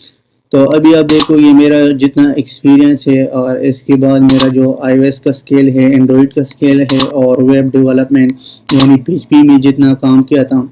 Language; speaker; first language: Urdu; non-native, local second language; Pashto